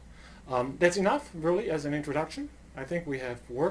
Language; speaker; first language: English; non-native, fluent; German